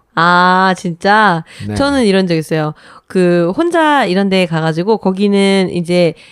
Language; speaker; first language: Korean; native; Korean